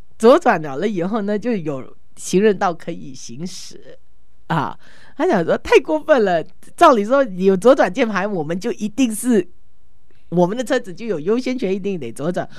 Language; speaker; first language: Chinese; native; Chinese